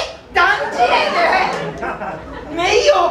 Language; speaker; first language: Chinese; non-native, fluent; Japanese